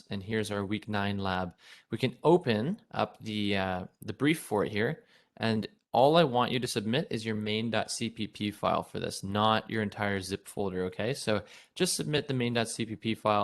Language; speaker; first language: English; native; English